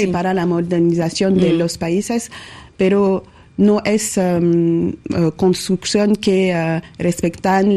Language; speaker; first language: Spanish; non-native, learner; French